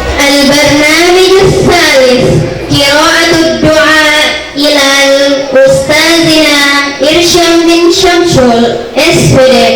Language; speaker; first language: Arabic; non-native, learner; Indonesian